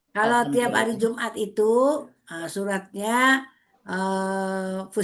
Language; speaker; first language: Indonesian; native; Indonesian